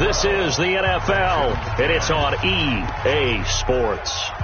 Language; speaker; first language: English; native; English